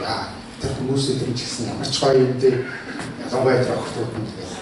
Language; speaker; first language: Mongolian; early bilingual, heritage; Mongolian